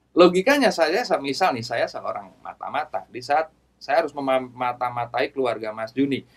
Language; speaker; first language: Indonesian; native; Indonesian